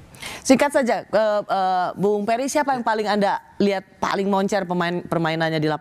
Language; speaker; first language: Indonesian; native; Indonesian